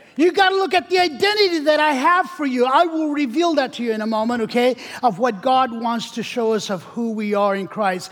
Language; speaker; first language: English; early bilingual, other home language; Spanish